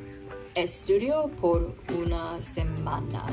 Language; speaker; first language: Spanish; non-native, learner; Korean